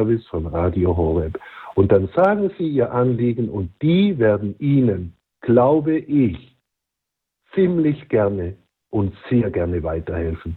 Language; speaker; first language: German; native; German